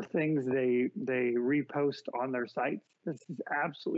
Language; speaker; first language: English; native; English